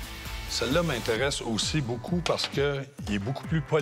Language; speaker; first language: French; native; French